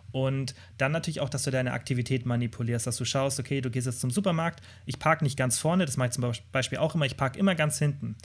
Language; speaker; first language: German; native; German